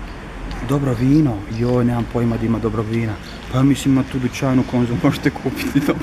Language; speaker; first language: Bosnian; native; Bosnian